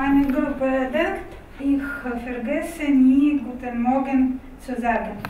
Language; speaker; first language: German; non-native, learner; Russian